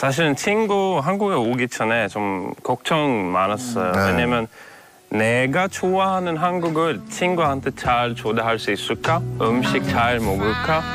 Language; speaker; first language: Korean; non-native, fluent; Swedish